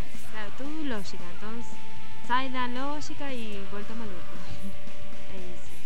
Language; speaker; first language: Portuguese; non-native, learner; Spanish